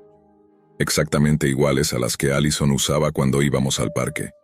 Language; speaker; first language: Spanish; native; Spanish